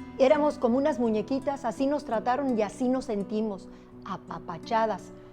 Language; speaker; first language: Spanish; early bilingual, other home language; Italian